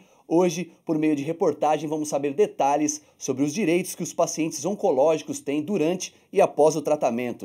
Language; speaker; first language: Portuguese; native; Portuguese